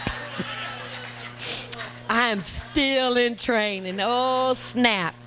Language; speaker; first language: English; native; English